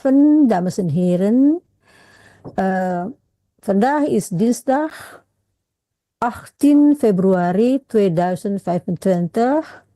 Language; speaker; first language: Dutch; non-native, fluent; Indonesian